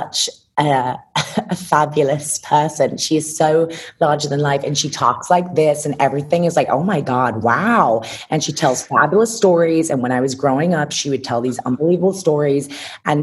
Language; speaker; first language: English; native; English